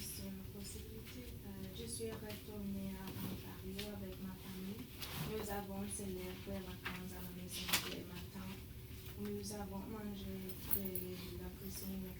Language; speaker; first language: French; non-native, learner; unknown